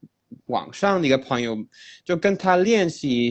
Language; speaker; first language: Chinese; non-native, fluent; English